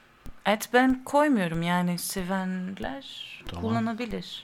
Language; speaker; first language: Turkish; non-native, learner; Greek